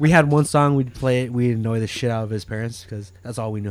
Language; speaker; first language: English; native; English